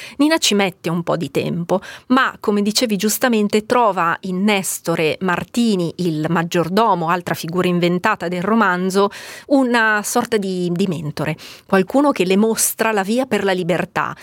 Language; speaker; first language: Italian; native; Italian